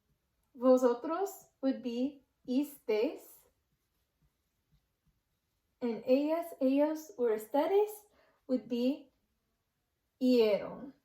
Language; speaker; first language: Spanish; non-native, learner; English